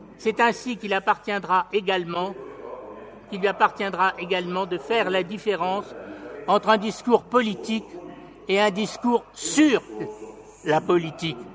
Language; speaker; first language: French; native; French